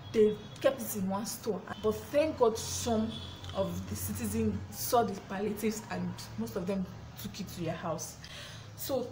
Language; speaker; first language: English; non-native, local second language; Yoruba